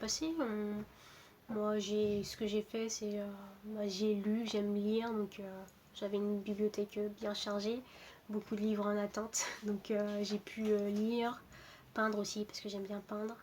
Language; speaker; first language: French; early bilingual, other home language; Portuguese